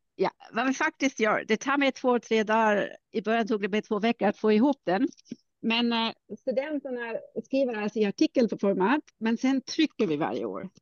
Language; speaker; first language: Swedish; non-native, fluent; German